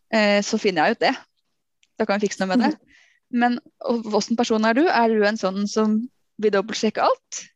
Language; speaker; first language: Norwegian; native; Norwegian